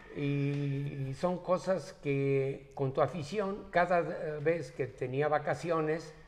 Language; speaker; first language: Spanish; native; Spanish